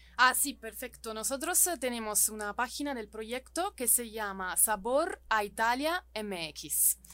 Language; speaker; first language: Spanish; non-native, fluent; Italian